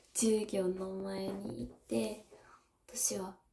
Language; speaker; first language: Japanese; non-native, learner; English